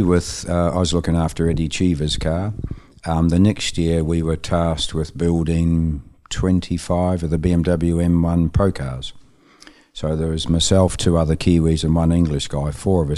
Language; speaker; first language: English; native; English